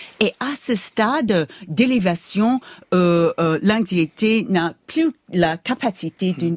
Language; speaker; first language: French; non-native, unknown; English